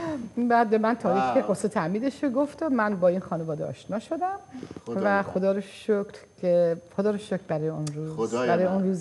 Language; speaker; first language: Persian; non-native, fluent; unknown